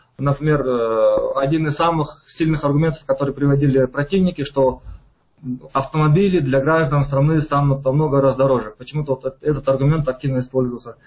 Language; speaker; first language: Russian; non-native, local second language; Kyrgyz